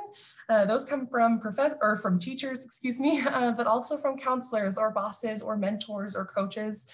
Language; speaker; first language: English; native; English